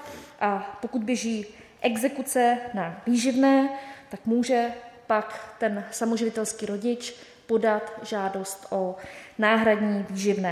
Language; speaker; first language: Czech; native; Czech